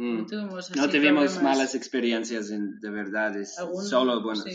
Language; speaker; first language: Spanish; non-native, learner; English